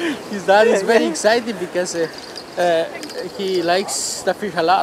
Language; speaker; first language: English; non-native, learner; Spanish